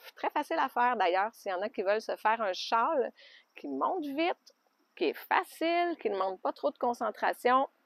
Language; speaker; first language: French; native; French